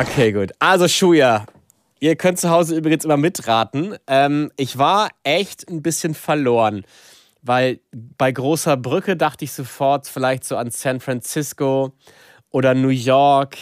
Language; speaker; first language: German; native; German